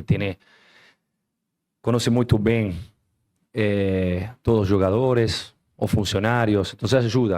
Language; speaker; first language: Portuguese; non-native, fluent; Spanish